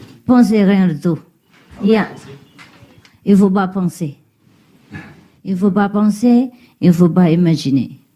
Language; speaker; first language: French; non-native, learner; Vietnamese